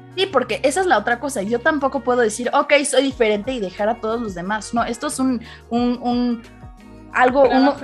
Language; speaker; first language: Spanish; early bilingual, heritage; Spanish